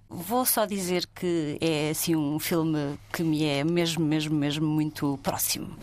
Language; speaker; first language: Portuguese; native; Portuguese